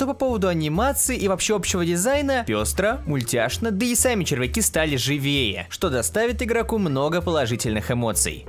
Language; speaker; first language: Russian; native; Russian